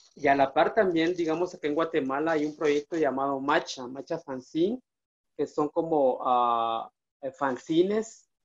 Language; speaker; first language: Spanish; native; Spanish